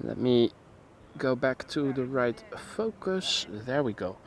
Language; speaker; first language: English; non-native, fluent; Dutch